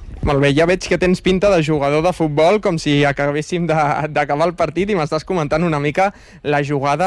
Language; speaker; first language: Catalan; native; Catalan